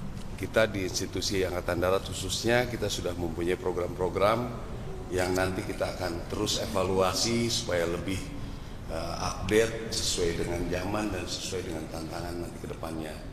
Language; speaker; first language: Indonesian; native; Indonesian